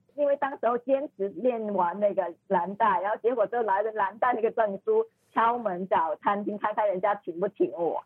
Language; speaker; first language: Chinese; non-native, fluent; Cantonese